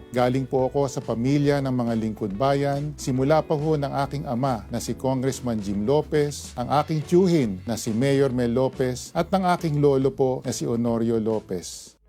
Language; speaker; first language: Filipino; native; Filipino